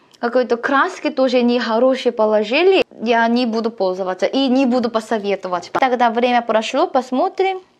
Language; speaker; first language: Russian; non-native, learner; Korean